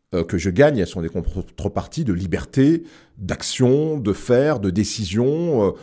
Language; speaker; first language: French; native; French